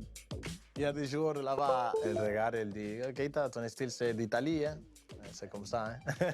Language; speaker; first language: French; non-native, learner; Spanish